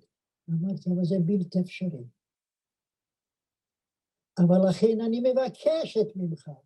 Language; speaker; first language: Hebrew; non-native, fluent; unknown